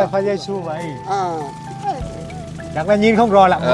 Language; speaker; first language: Vietnamese; native; Vietnamese